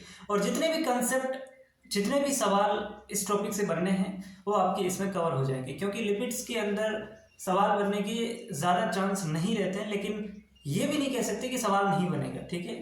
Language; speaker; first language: Hindi; native; Hindi